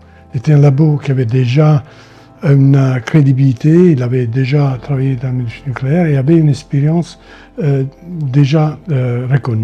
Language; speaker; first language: French; non-native, fluent; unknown